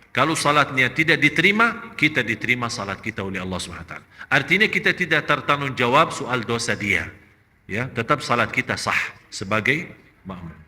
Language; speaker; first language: Malay; non-native, fluent; Arabic